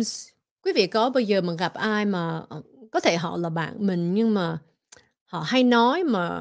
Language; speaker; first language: Vietnamese; early bilingual, heritage; Vietnamese